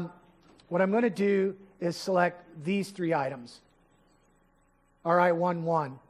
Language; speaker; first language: English; native; English